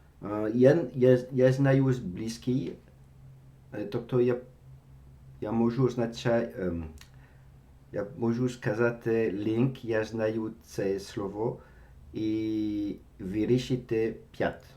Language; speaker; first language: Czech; non-native, learner; French